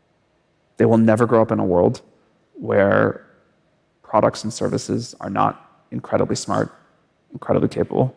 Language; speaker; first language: English; native; English